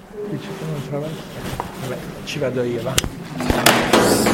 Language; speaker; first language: Italian; native; Italian